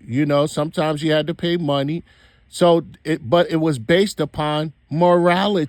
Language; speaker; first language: English; native; English